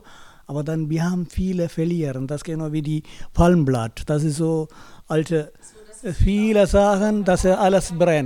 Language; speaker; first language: German; non-native, learner; Tamil